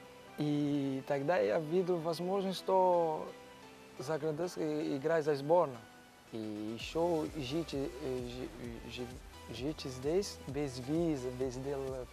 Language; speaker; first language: Russian; non-native, learner; Portuguese